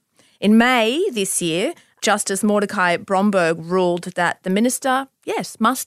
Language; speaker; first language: English; native; English